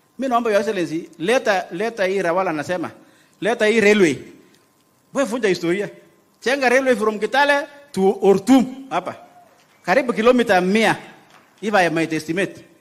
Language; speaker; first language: Swahili; non-native, local second language; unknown